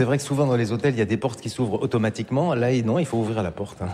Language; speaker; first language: French; native; French